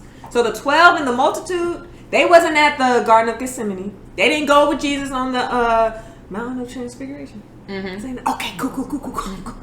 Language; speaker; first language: English; native; English